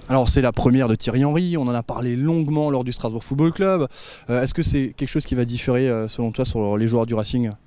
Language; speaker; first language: French; native; French